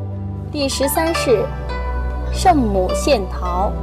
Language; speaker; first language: Chinese; native; Chinese